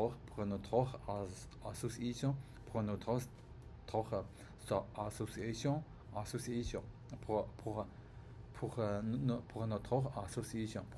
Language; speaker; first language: French; non-native, learner; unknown